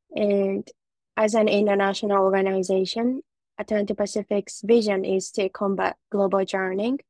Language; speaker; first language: English; non-native, fluent; Japanese